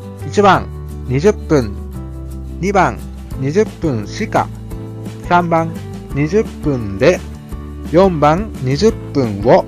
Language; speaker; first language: Japanese; non-native, fluent; Thai